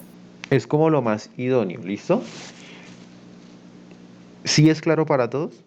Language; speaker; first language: Spanish; native; Spanish